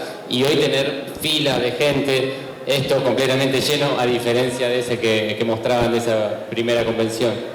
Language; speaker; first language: Spanish; native; Spanish